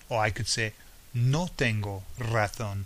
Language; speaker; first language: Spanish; non-native, fluent; English